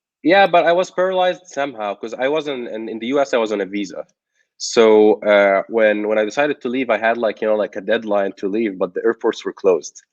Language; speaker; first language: English; non-native, local second language; Arabic